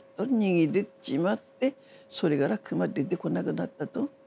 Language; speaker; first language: Japanese; native; Japanese